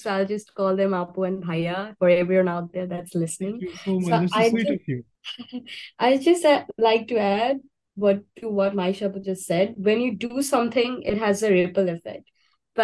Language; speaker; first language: English; non-native, local second language; Bangla